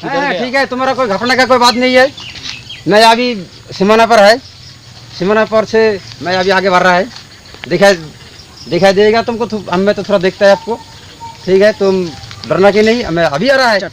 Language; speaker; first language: Hindi; non-native, local second language; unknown